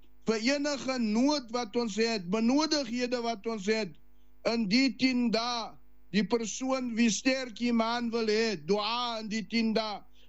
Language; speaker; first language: Dutch; non-native, learner; Afrikaans